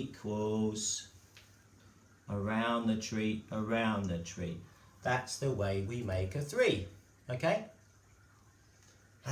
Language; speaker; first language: English; native; English